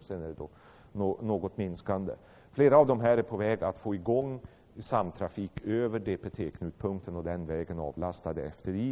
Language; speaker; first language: Swedish; native; Swedish